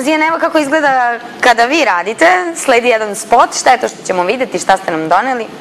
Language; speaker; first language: Croatian; native; Croatian